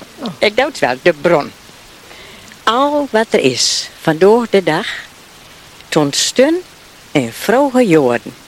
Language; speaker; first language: Dutch; native; Dutch